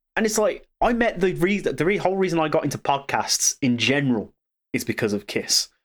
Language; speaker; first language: English; native; English